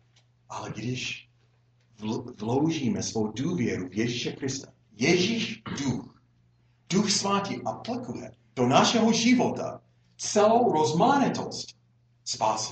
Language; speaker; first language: Czech; non-native, fluent; English